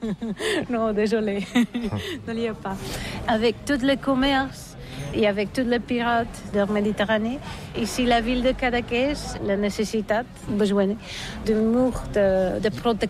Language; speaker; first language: French; non-native, learner; Catalan